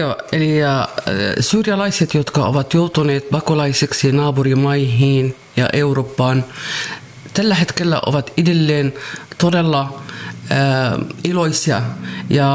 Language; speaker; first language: Finnish; non-native, learner; Arabic